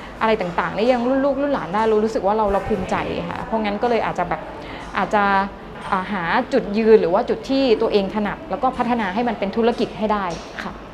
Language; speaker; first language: Thai; native; Thai